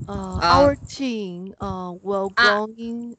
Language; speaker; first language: English; non-native, learner; Chinese